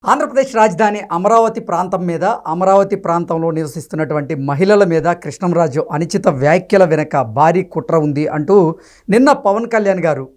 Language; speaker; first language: Telugu; native; Telugu